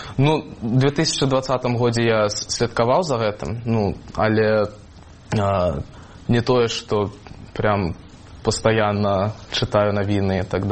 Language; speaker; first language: Ukrainian; non-native, fluent; Russian